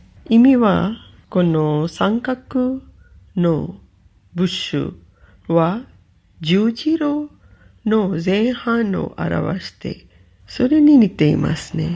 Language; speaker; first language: Japanese; non-native, fluent; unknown